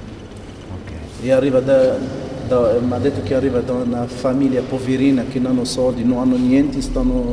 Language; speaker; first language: Italian; non-native, learner; Arabic